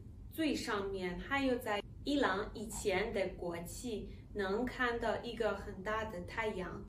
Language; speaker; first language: Chinese; non-native, fluent; Persian